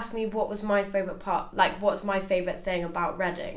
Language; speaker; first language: English; native; English